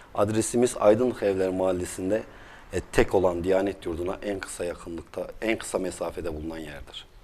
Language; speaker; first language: Turkish; native; Turkish